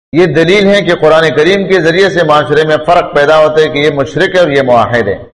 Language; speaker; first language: Urdu; non-native, local second language; Pashto